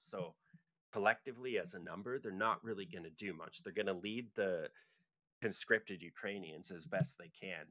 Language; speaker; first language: English; native; English